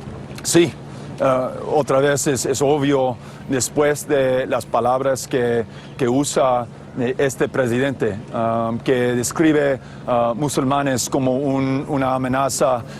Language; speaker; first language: Spanish; non-native, fluent; English